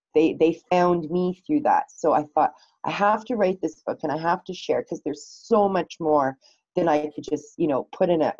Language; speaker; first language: English; native; English